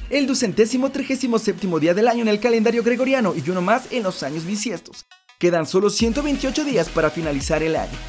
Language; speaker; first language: Spanish; native; Spanish